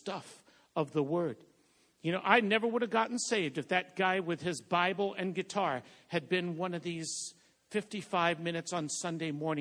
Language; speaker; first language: English; native; English